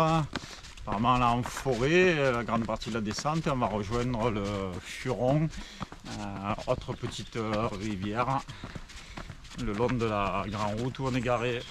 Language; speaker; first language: French; native; French